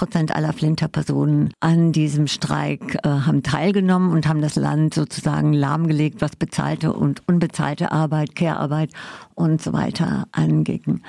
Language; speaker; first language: German; native; German